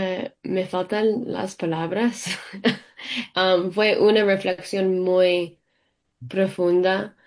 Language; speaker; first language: Spanish; early bilingual, heritage; English